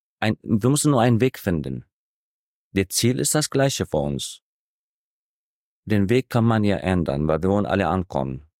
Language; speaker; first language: German; non-native, fluent; Arabic